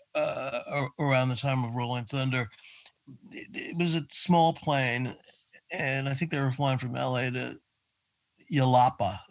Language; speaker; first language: English; native; English